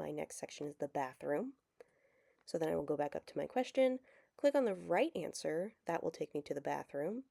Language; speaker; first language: English; native; English